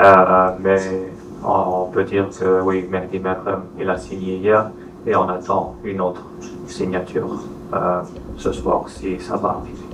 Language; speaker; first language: French; non-native, fluent; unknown